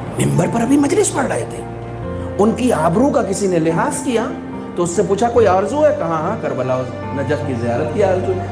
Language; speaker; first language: Urdu; native; Urdu